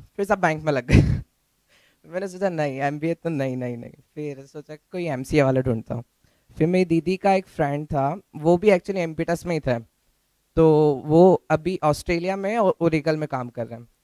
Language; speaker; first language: Hindi; native; Hindi